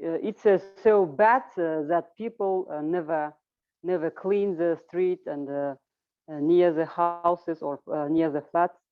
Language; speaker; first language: English; non-native, learner; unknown